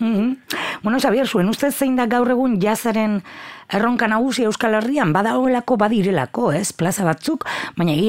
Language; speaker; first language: Basque; native; Basque